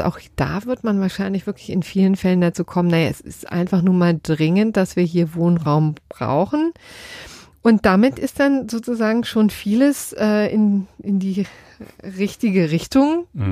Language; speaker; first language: German; native; German